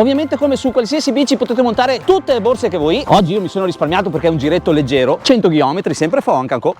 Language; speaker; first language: Italian; native; Italian